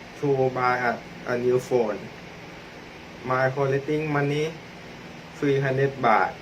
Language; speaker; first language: English; non-native, learner; Thai